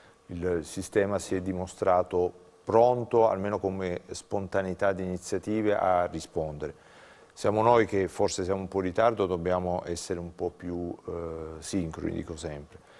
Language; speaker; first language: Italian; native; Italian